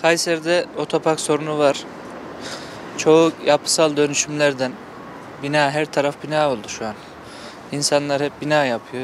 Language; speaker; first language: Turkish; native; Turkish